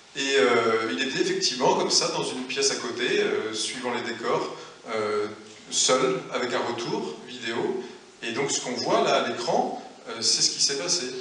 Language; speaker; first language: French; native; French